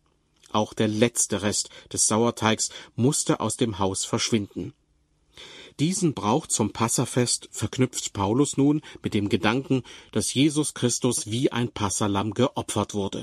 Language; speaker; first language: German; native; German